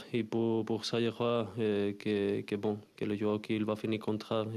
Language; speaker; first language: French; non-native, fluent; Spanish